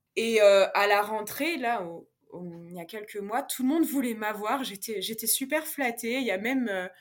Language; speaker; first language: French; native; French